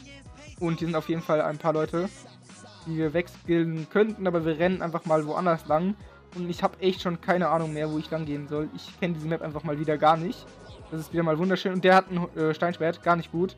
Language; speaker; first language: German; native; German